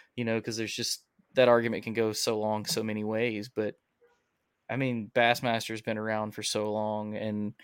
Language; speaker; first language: English; native; English